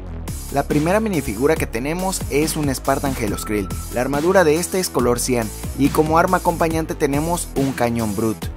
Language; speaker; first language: Spanish; native; Spanish